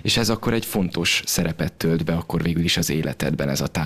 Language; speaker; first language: Hungarian; native; Hungarian